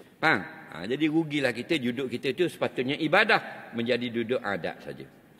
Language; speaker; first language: Malay; native; Malay